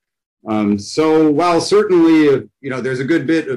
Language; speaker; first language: English; native; English